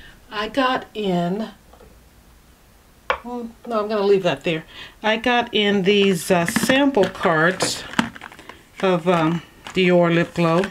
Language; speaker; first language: English; native; English